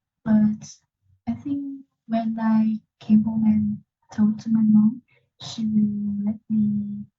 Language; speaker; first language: English; non-native, learner; Vietnamese